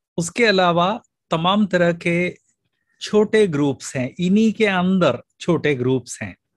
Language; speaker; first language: Hindi; native; Hindi